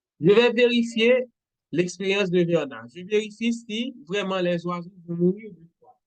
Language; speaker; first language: French; non-native, local second language; Haitian Creole